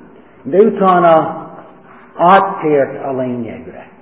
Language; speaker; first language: Hungarian; non-native, learner; English